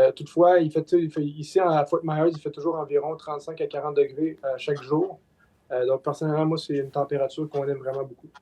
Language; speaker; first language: French; native; French